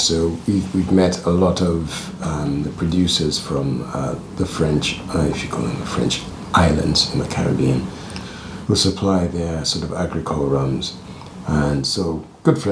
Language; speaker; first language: English; non-native, local second language; Ganda